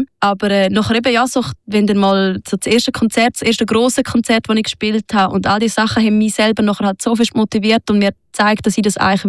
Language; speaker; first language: German; native; German